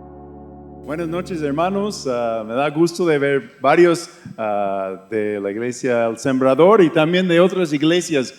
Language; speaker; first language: Spanish; non-native, fluent; English